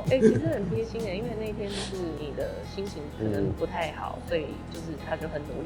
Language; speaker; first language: Chinese; native; Chinese